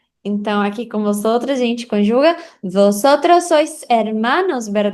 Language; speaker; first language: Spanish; non-native, fluent; Portuguese